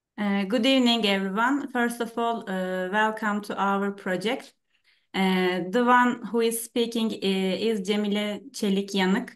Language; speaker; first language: English; non-native, fluent; Turkish